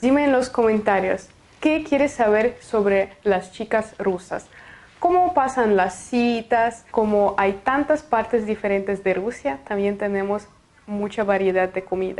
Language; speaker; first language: Spanish; non-native, fluent; Russian